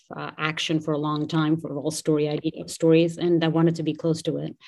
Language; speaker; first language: English; non-native, fluent; Portuguese